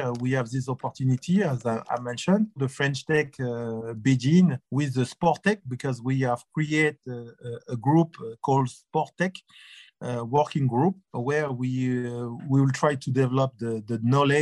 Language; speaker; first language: English; non-native, fluent; French